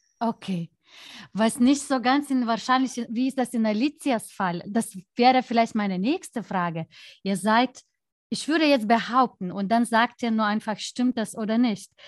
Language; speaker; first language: German; non-native, fluent; Lithuanian